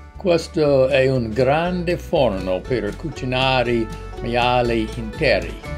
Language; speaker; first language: Italian; non-native, learner; English